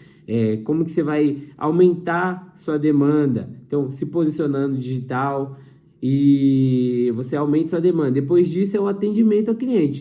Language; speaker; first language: Portuguese; native; Portuguese